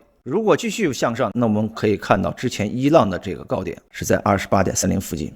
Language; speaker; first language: Chinese; native; Chinese